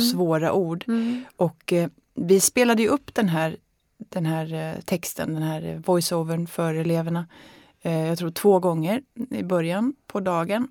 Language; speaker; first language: Swedish; native; Swedish